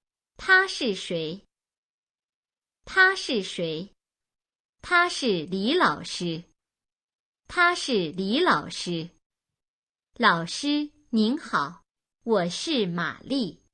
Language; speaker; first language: Chinese; non-native, learner; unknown